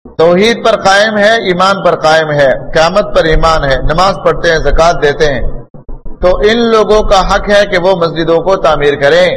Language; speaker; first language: Urdu; non-native, local second language; Pashto